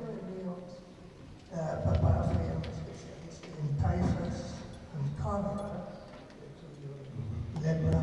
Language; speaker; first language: Spanish; non-native, fluent; English